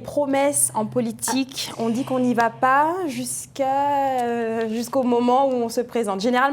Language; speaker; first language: French; native; French